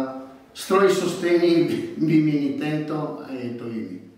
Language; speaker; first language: Czech; non-native, learner; Italian